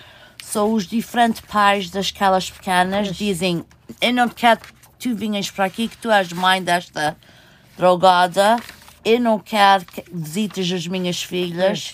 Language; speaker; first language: Portuguese; early bilingual, heritage; Portuguese